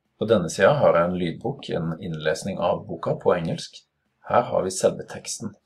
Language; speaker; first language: Norwegian; native; Norwegian